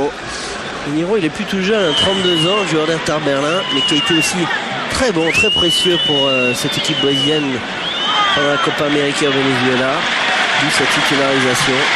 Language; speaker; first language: French; native; French